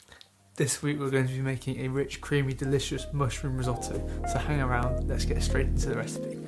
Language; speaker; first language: English; native; English